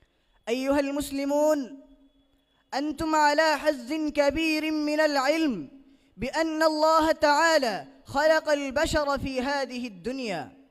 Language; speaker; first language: Arabic; non-native, learner; Bangla